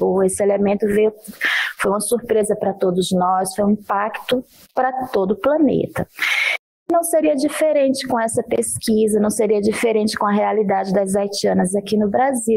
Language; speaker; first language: Portuguese; native; Portuguese